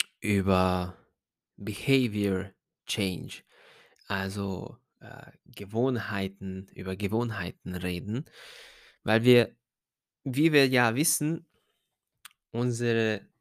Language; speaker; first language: German; non-native, fluent; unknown